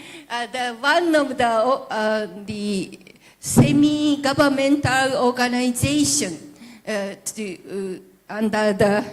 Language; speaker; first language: English; non-native, learner; Japanese